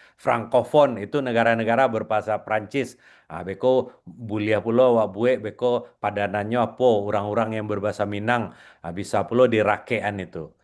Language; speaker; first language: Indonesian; non-native, local second language; Minangkabau